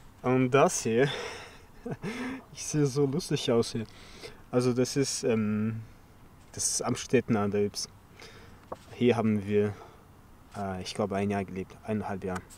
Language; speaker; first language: German; early bilingual, other home language; Chechen